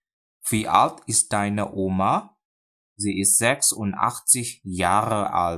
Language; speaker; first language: German; non-native, fluent; Indonesian